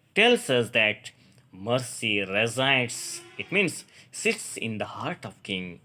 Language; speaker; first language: English; non-native, local second language; Kannada